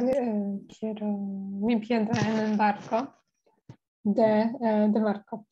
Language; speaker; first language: Spanish; non-native, learner; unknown